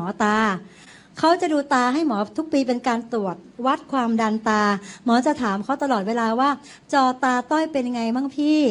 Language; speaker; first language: Thai; native; Thai